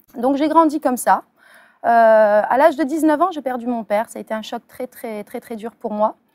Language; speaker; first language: French; early bilingual, other home language; Arabic